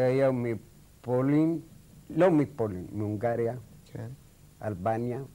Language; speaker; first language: Hebrew; non-native, fluent; Arabic